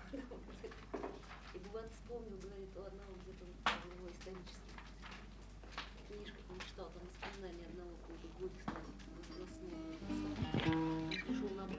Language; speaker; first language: Russian; native; Russian